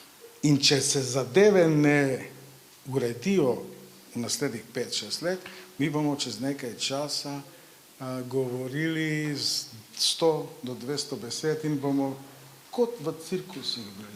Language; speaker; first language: Slovenian; non-native, fluent; Macedonian